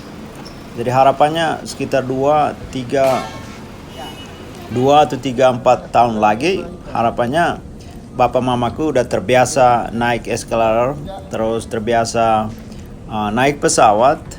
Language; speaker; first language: Indonesian; non-native, local second language; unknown